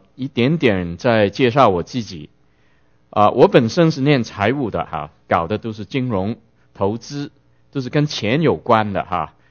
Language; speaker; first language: Chinese; non-native, local second language; Cantonese